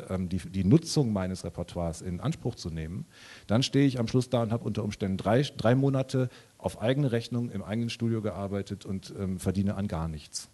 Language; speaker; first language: German; native; German